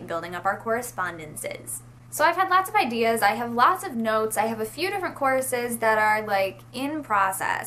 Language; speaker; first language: English; native; English